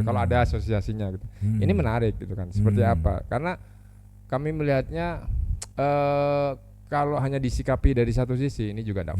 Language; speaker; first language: Indonesian; non-native, local second language; Javanese